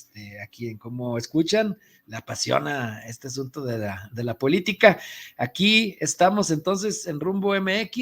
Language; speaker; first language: Spanish; native; Spanish